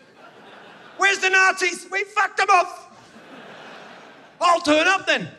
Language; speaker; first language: English; native; English